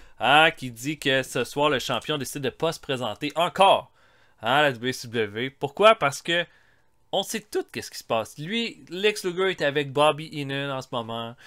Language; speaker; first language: French; native; French